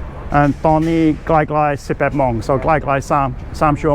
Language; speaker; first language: Thai; non-native, learner; English